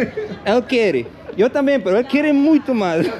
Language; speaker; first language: Spanish; non-native, learner; English